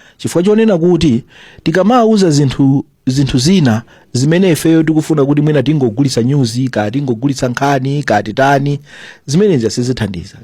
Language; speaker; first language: Nyanja; native; Nyanja